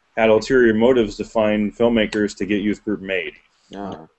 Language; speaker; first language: English; native; English